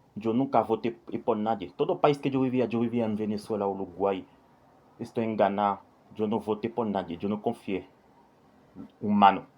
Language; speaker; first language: Spanish; non-native, learner; Haitian Creole